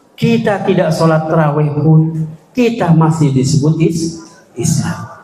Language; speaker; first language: Indonesian; native; Indonesian